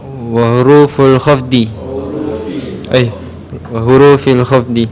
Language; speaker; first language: Arabic; non-native, learner; Malay